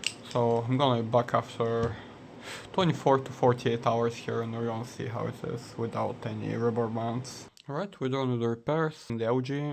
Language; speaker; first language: English; non-native, fluent; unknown